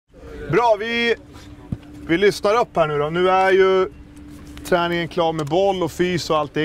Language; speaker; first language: Swedish; native; Swedish